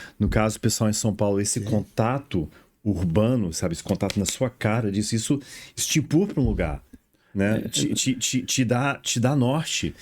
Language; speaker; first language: Portuguese; early bilingual, other home language; English